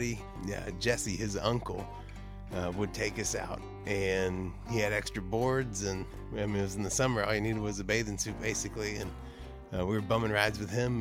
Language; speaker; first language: English; native; English